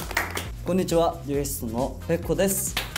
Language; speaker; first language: Japanese; non-native, learner; Korean